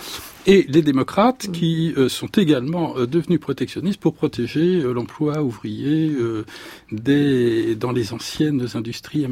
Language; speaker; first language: French; native; French